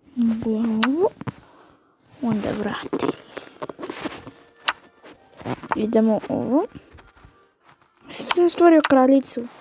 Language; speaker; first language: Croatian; early bilingual, heritage; Croatian